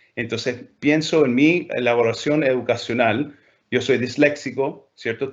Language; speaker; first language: Spanish; non-native, fluent; English